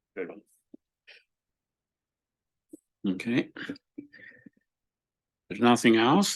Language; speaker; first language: English; native; English